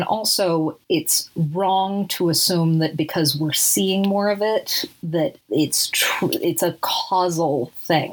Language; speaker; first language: English; native; English